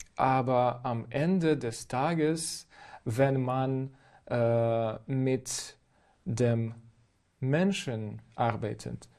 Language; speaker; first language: German; non-native, fluent; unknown